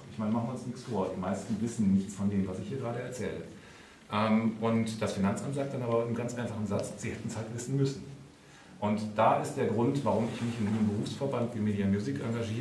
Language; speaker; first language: German; native; German